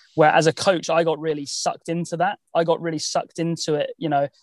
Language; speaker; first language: English; native; English